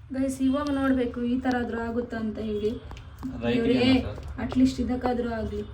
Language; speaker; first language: Kannada; non-native, local second language; Tulu